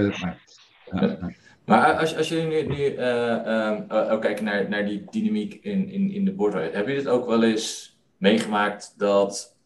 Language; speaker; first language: Dutch; native; Dutch